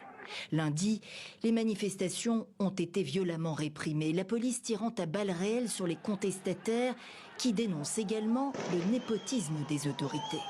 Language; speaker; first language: French; native; French